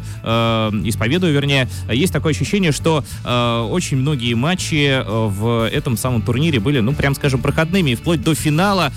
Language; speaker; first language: Russian; native; Russian